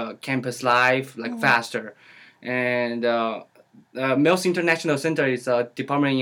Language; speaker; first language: English; non-native, learner; Chinese